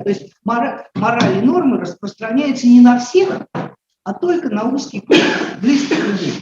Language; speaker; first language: Russian; native; Russian